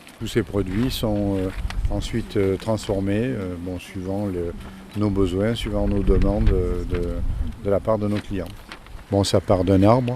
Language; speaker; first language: French; native; French